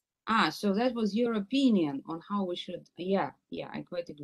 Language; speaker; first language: English; non-native, fluent; Russian